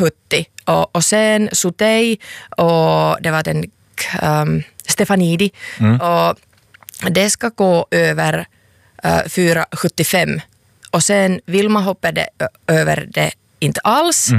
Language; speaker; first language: Swedish; non-native, local second language; Finnish